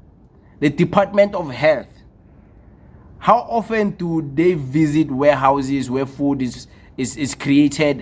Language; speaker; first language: English; non-native, local second language; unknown